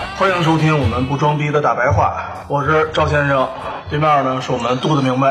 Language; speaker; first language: Chinese; native; Chinese